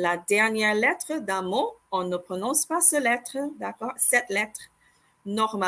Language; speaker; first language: French; non-native, fluent; English